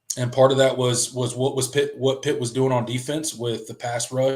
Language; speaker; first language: English; native; English